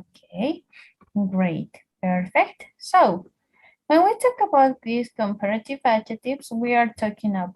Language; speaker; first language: English; non-native, fluent; Spanish